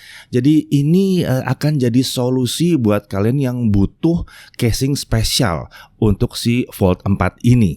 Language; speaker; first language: Indonesian; native; Indonesian